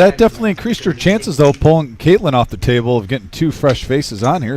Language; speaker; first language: English; native; English